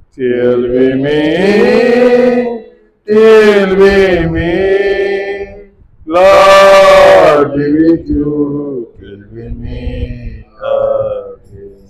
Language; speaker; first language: English; non-native, local second language; Marathi